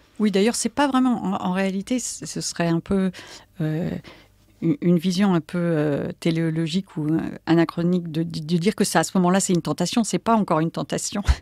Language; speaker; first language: French; native; French